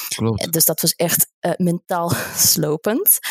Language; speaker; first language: Dutch; non-native, fluent; Russian